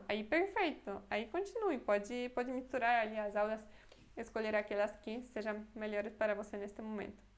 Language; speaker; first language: Portuguese; non-native, fluent; Polish